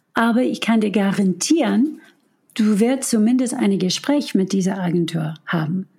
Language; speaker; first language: German; non-native, fluent; English